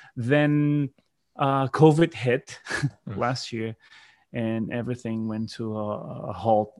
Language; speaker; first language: English; non-native, fluent; Portuguese